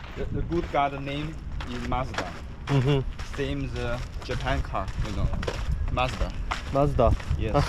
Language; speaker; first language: English; non-native, learner; Chinese